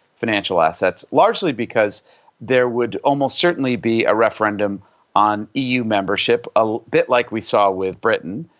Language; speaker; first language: English; native; English